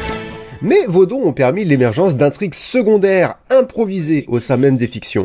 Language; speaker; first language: French; native; French